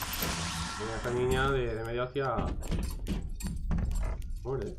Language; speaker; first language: Spanish; native; Spanish